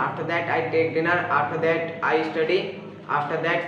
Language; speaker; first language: English; non-native, learner; Hindi